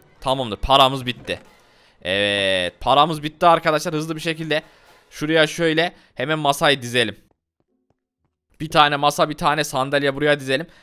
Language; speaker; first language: Turkish; native; Turkish